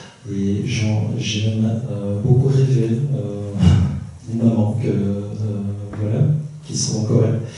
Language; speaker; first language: French; early bilingual, other home language; Korean